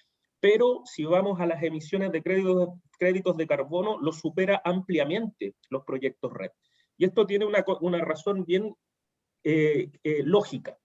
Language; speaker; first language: Spanish; native; Spanish